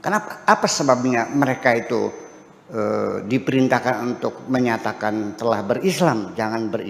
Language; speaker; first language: Indonesian; native; Indonesian